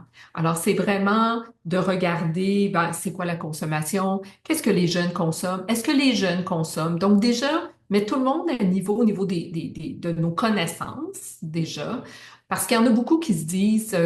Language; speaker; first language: French; native; French